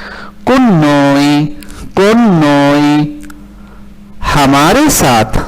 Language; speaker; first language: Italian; non-native, learner; Hindi